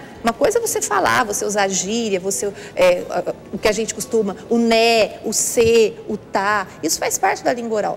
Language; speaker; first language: Portuguese; native; Portuguese